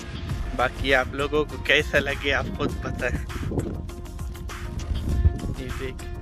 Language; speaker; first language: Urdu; non-native, local second language; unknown